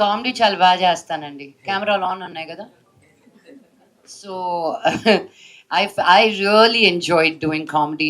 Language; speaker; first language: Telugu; native; Telugu